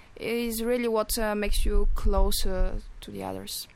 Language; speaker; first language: English; non-native, fluent; Bulgarian